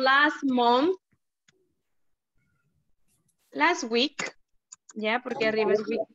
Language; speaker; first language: English; non-native, learner; Spanish